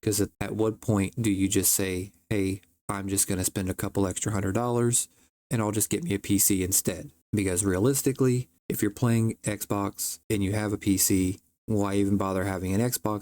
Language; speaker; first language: English; native; English